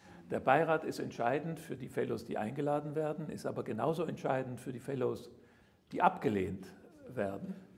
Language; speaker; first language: German; native; German